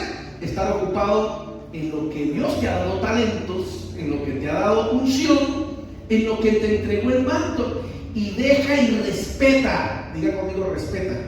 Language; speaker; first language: Spanish; native; Spanish